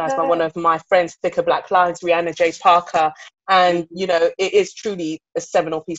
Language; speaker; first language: English; native; English